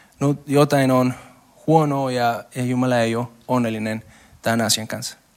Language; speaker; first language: Finnish; non-native, learner; Spanish